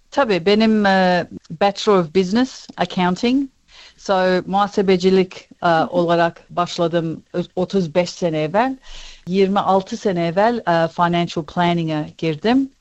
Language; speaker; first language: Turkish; early bilingual, heritage; Turkish